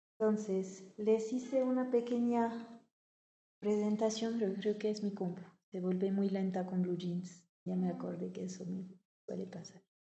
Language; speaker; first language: Spanish; non-native, fluent; French